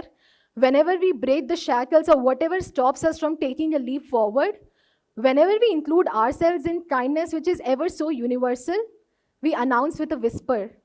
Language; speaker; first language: English; non-native, local second language; Hindi